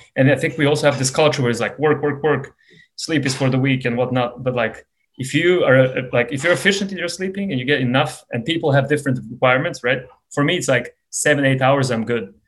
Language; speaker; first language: English; non-native, fluent; Serbian